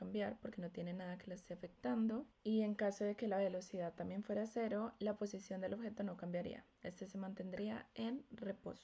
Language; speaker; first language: Spanish; native; Spanish